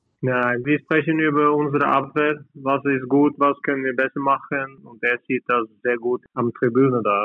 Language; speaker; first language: German; non-native, learner; Norwegian